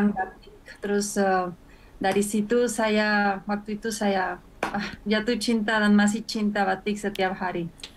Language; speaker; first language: Indonesian; non-native, fluent; Spanish